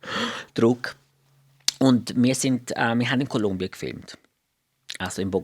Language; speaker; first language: German; non-native, fluent; Portuguese